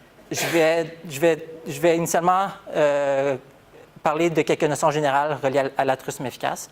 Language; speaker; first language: French; native; French